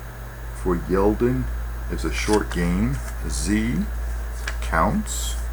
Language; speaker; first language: English; native; English